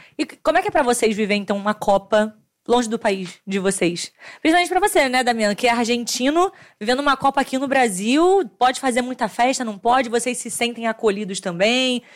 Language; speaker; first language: Portuguese; native; Portuguese